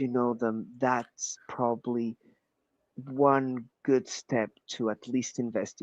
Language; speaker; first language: English; non-native, fluent; Portuguese